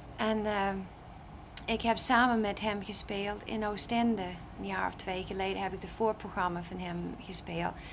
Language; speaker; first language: Dutch; non-native, fluent; English